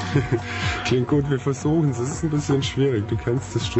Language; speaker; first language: German; native; German